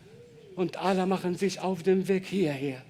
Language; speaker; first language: German; non-native, learner; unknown